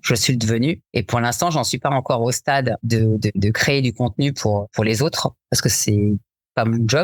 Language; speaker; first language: French; native; French